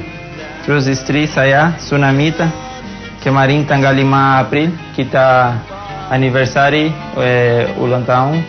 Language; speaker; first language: Indonesian; non-native, fluent; Portuguese